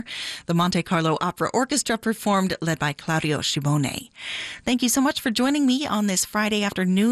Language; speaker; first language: English; native; English